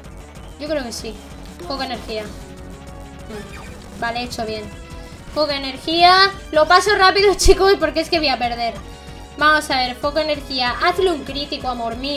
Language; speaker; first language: Spanish; native; Spanish